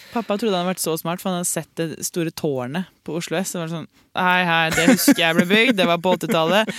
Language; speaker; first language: Norwegian; native; Norwegian